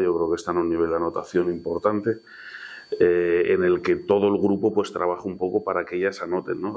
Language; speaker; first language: Spanish; native; Spanish